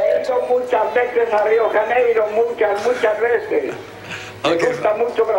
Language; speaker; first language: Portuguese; non-native, learner; Spanish